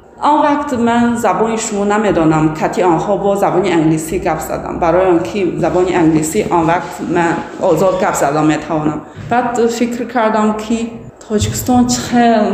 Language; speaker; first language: Tajik; non-native, learner; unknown